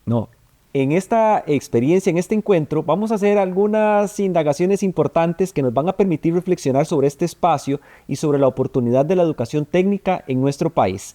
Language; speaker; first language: Spanish; native; Spanish